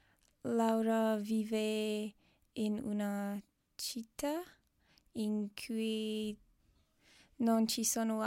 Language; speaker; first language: Italian; non-native, learner; English